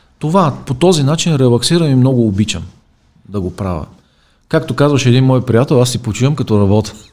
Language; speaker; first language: Bulgarian; native; Bulgarian